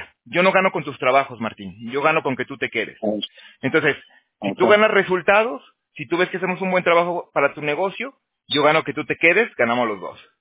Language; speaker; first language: Spanish; native; Spanish